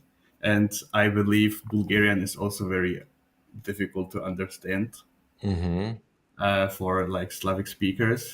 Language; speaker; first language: English; non-native, fluent; Polish